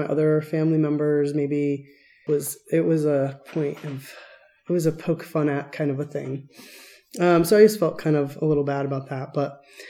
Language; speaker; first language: English; native; English